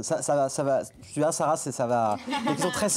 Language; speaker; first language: French; native; French